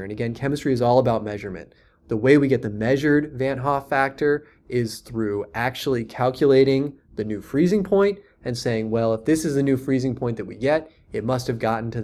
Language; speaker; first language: English; native; English